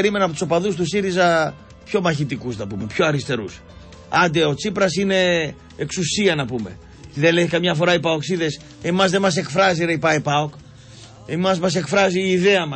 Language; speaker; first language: Greek; native; Greek